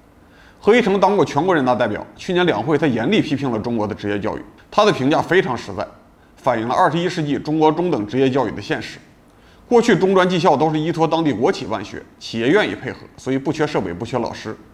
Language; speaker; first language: Chinese; native; Chinese